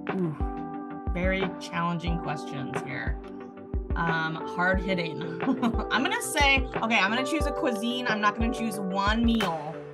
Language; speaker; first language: English; native; English